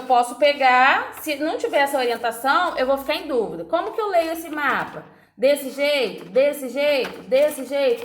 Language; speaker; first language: Portuguese; native; Portuguese